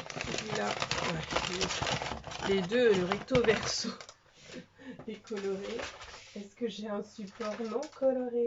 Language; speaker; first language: French; native; French